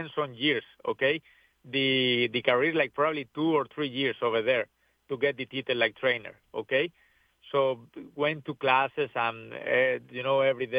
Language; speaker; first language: English; non-native, learner; Spanish